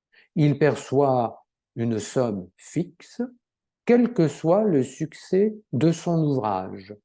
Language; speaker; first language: French; native; French